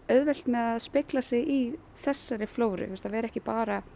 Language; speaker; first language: Icelandic; native; Icelandic